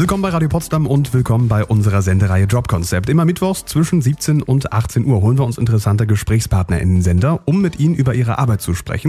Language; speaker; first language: German; native; German